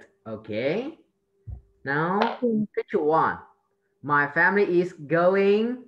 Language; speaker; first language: English; non-native, fluent; Vietnamese